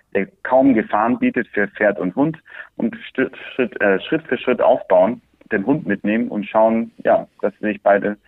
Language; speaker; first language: German; early bilingual, other home language; Spanish